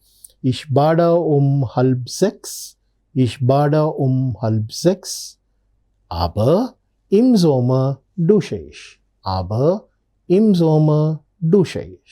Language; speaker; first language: German; non-native, learner; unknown